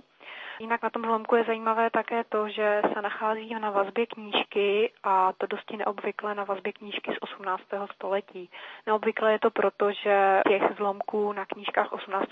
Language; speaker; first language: Czech; native; Czech